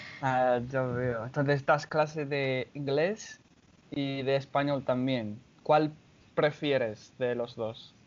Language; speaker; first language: Spanish; non-native, fluent; English